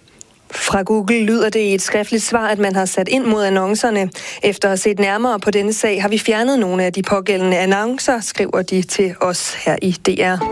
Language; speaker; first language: Danish; native; Danish